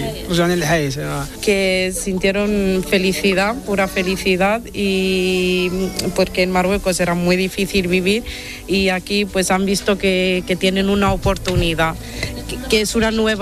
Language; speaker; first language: Spanish; non-native, fluent; Italian